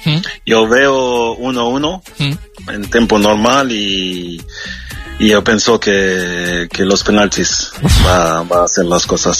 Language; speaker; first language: Spanish; non-native, fluent; French